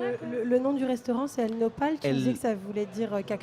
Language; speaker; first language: French; native; French